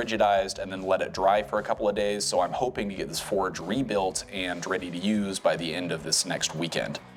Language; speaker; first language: English; native; English